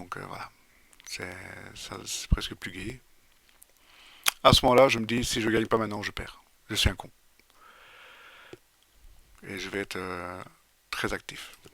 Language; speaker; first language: French; native; French